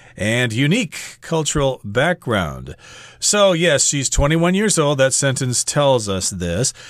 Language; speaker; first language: English; native; English